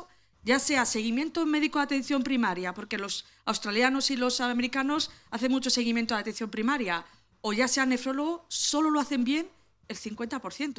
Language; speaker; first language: Spanish; native; Spanish